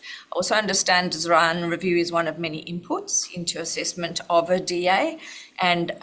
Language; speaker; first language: English; native; English